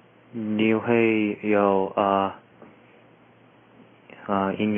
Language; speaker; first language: Chinese; non-native, learner; English